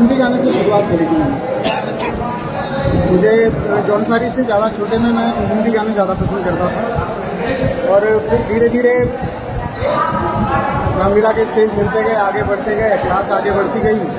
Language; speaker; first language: Hindi; non-native, local second language; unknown